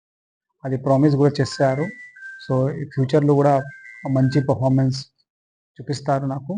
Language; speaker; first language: Telugu; non-native, fluent; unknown